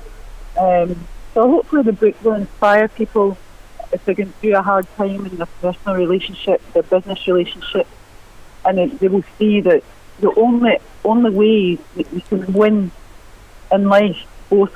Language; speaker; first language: English; native; English